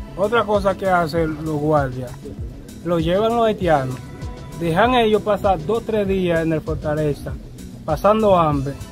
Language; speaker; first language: Spanish; non-native, learner; Haitian Creole